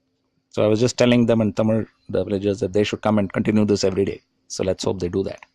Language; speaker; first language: English; non-native, local second language; Tamil